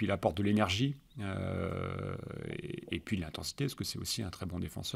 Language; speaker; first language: French; native; French